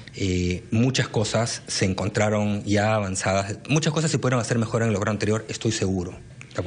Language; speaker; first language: Spanish; native; Spanish